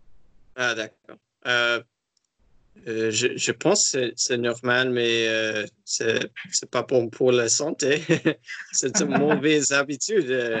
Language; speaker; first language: French; non-native, learner; English